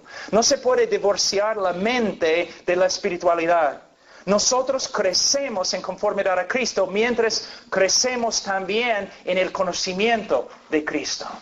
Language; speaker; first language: Spanish; non-native, fluent; English